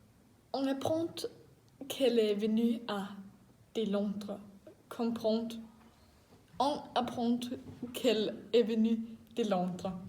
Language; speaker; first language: French; non-native, learner; Danish